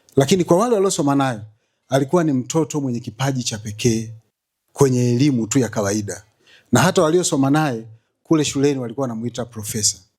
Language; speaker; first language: Swahili; native; Swahili